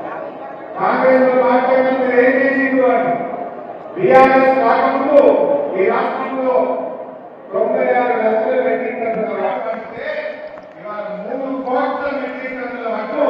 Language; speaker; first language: Telugu; native; Telugu